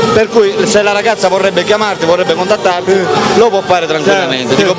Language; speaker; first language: Italian; native; Italian